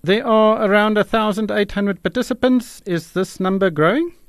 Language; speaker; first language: English; non-native, local second language; Afrikaans